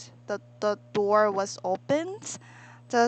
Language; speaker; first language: English; non-native, learner; Korean